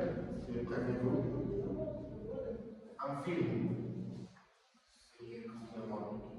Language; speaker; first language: French; non-native, learner; Spanish